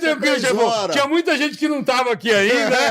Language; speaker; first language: Portuguese; native; Portuguese